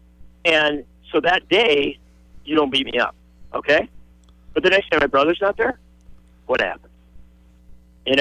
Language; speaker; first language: English; native; English